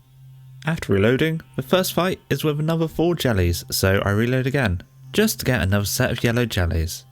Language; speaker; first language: English; native; English